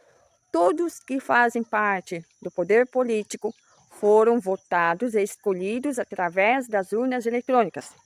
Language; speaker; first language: Portuguese; native; Portuguese